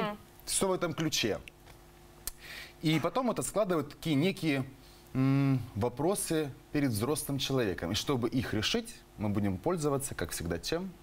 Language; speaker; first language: Russian; native; Russian